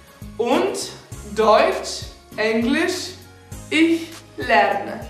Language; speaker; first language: German; non-native, learner; Macedonian